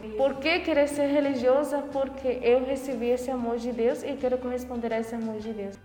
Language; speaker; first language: Portuguese; non-native, fluent; Spanish